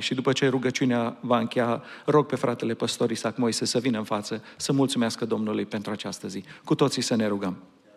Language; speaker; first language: Romanian; native; Romanian